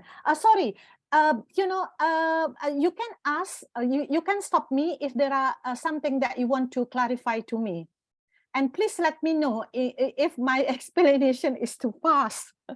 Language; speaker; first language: English; non-native, fluent; Indonesian